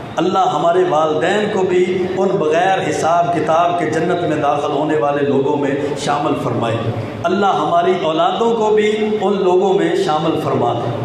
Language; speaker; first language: Urdu; non-native, local second language; Punjabi